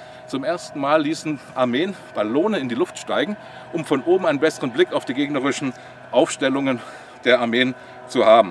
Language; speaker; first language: German; native; German